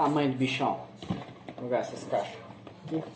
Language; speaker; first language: Portuguese; native; Portuguese